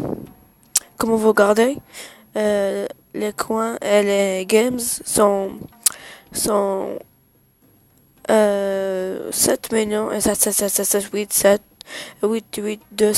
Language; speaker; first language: French; non-native, learner; Arabic